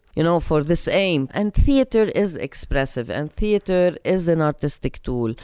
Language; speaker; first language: English; non-native, fluent; Arabic